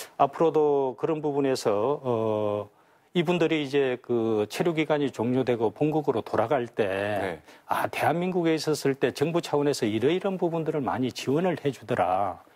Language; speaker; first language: Korean; native; Korean